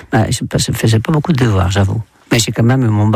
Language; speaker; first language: French; non-native, fluent; Dutch